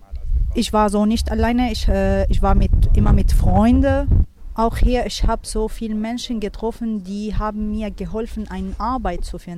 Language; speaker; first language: German; non-native, learner; Arabic